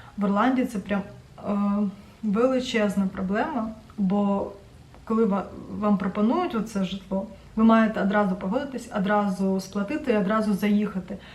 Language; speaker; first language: Ukrainian; non-native, local second language; Russian